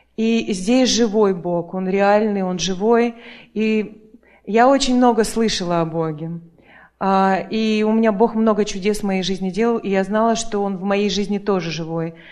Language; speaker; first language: Russian; native; Russian